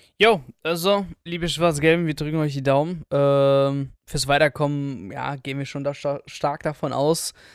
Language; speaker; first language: German; early bilingual, other home language; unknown